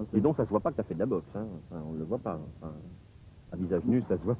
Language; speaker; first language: French; native; French